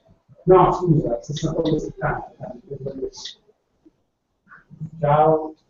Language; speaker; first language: Italian; native; Italian